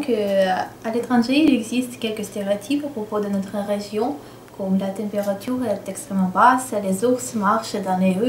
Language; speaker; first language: French; non-native, fluent; Russian